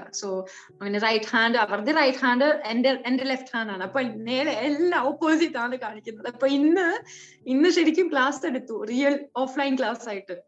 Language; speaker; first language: Malayalam; non-native, fluent; French